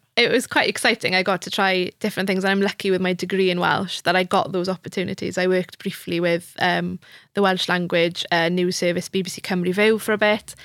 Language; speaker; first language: English; non-native, local second language; Welsh